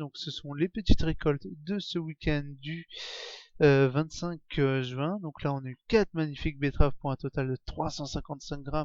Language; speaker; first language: French; native; French